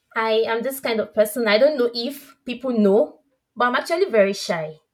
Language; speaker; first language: English; non-native, local second language; Yoruba